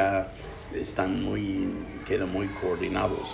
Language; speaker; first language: Spanish; non-native, fluent; English